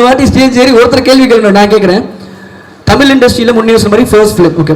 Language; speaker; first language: Tamil; native; Tamil